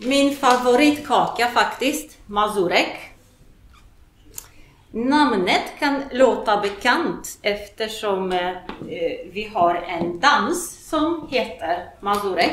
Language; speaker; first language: Swedish; non-native, fluent; Polish